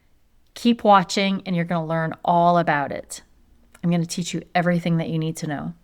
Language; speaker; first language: English; native; English